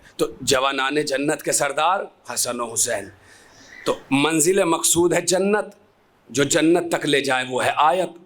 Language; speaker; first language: Urdu; native; Urdu